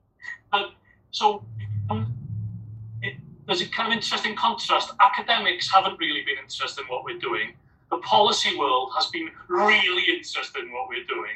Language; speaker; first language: English; native; English